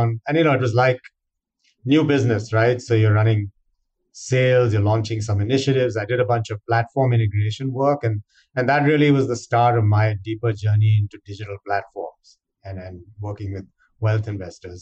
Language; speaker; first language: English; non-native, local second language; Hindi